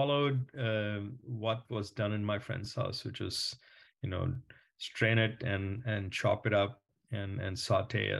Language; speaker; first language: English; non-native, local second language; Malayalam